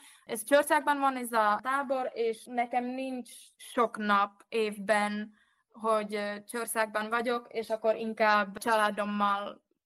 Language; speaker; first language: Hungarian; non-native, fluent; Czech